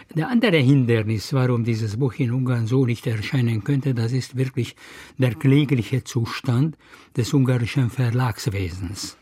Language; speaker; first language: German; non-native, fluent; Hungarian